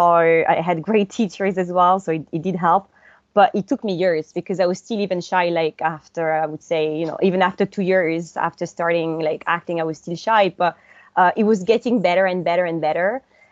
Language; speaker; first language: English; non-native, fluent; French